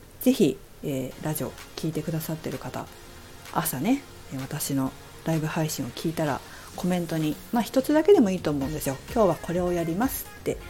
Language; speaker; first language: Japanese; native; Japanese